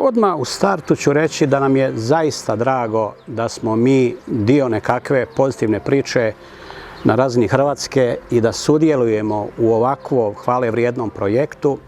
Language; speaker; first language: Croatian; native; Croatian